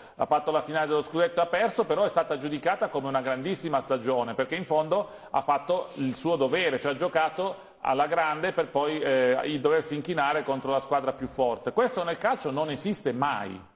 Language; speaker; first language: Italian; native; Italian